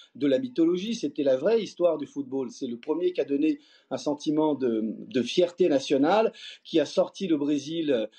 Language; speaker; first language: French; early bilingual, other home language; Portuguese